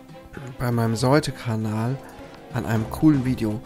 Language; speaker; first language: German; native; German